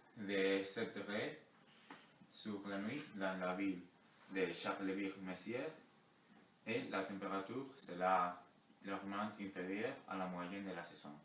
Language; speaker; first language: French; non-native, learner; Spanish